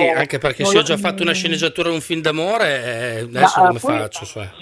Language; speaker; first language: Italian; native; Italian